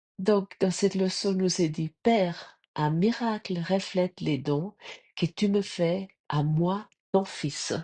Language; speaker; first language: French; non-native, fluent; German